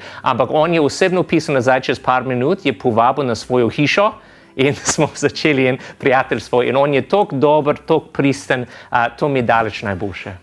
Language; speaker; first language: Slovenian; non-native, fluent; English